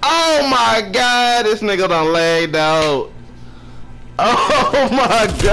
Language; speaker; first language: English; native; English